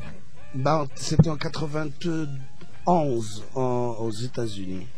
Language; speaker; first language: French; non-native, local second language; Arabic